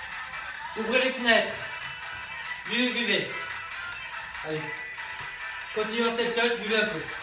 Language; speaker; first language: French; native; French